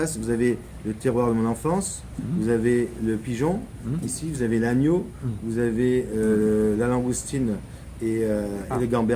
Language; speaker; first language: French; native; French